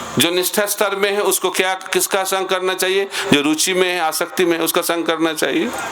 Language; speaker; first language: Hindi; non-native, local second language; Bangla